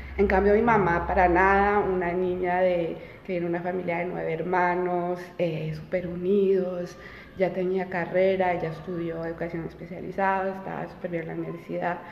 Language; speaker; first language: Spanish; early bilingual, heritage; Spanish